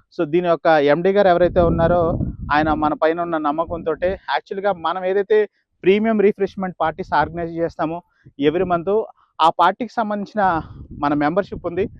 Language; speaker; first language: Telugu; native; Telugu